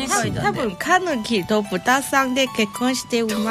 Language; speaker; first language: Japanese; non-native, fluent; Chinese